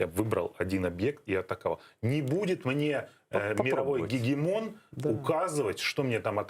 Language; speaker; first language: Russian; native; Russian